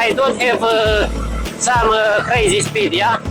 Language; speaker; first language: English; non-native, learner; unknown